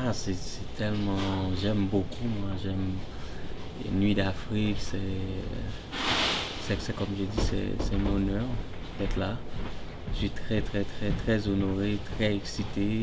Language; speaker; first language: French; non-native, local second language; Haitian Creole